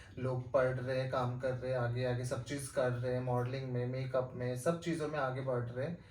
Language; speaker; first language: Hindi; non-native, local second language; Nepali